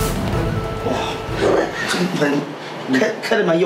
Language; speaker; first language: Chinese; native; Chinese